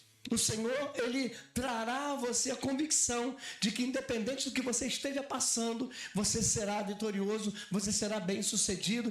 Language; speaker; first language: Portuguese; native; Portuguese